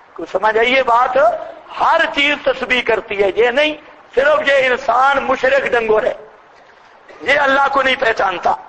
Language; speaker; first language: Urdu; non-native, local second language; Punjabi